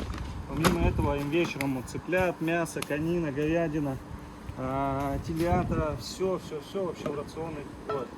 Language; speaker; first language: Russian; native; Russian